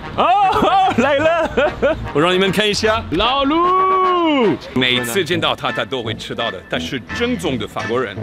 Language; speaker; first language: Chinese; non-native, fluent; French